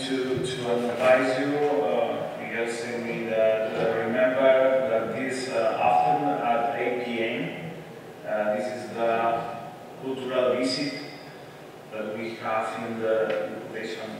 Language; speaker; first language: English; non-native, fluent; Spanish